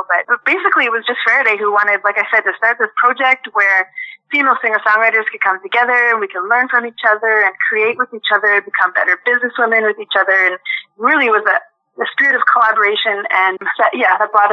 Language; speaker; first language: English; non-native, fluent; French